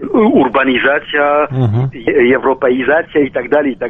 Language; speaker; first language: Russian; non-native, local second language; Armenian